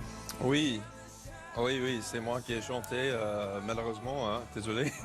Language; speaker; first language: French; non-native, learner; English